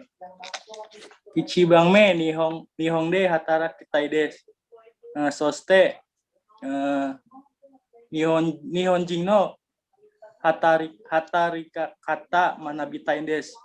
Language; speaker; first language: Japanese; non-native, learner; Indonesian